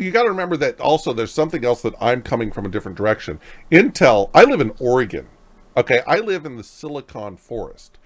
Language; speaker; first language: English; native; English